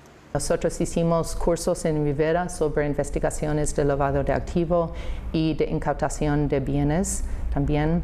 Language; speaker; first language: Spanish; non-native, fluent; English